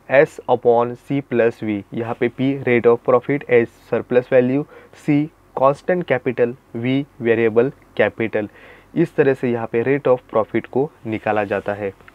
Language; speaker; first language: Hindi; non-native, local second language; Marathi